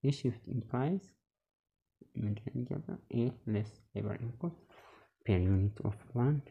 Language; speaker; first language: English; non-native, local second language; Amharic